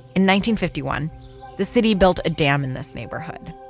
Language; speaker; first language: English; non-native, local second language; Urdu